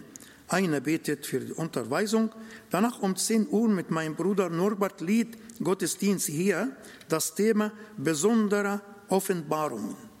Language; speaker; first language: German; non-native, learner; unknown